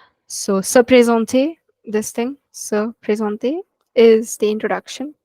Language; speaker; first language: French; non-native, fluent; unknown